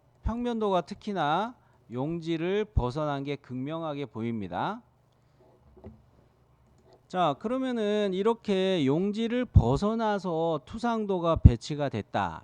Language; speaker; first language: Korean; native; Korean